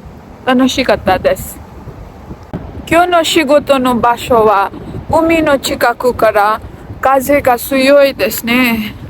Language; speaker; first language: Japanese; non-native, learner; Nepali